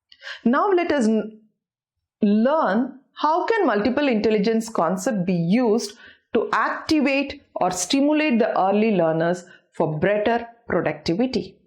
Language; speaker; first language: English; non-native, local second language; Tamil